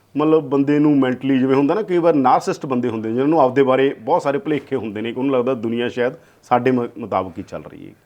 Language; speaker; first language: Punjabi; native; Punjabi